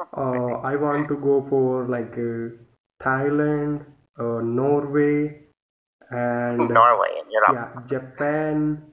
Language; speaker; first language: English; non-native, local second language; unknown